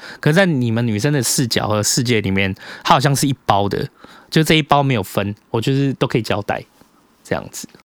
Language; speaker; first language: Chinese; native; Chinese